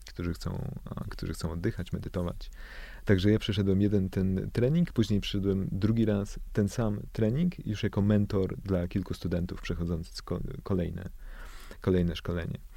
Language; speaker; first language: Polish; native; Polish